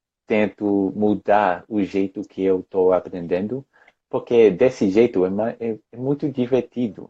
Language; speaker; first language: Portuguese; non-native, fluent; English